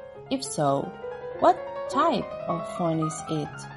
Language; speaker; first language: English; non-native, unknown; Spanish